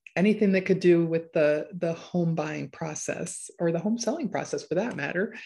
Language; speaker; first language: English; native; English